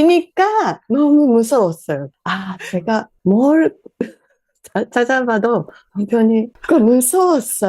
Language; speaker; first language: Korean; non-native, fluent; Japanese